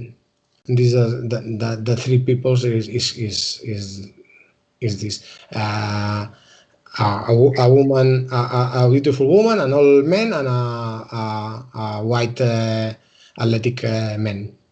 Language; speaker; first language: English; non-native, learner; Spanish